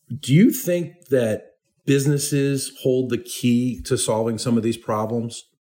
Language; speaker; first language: English; native; English